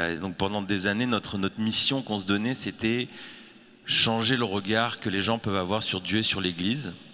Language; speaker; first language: French; native; French